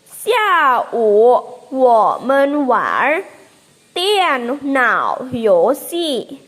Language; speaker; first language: Chinese; non-native, fluent; Thai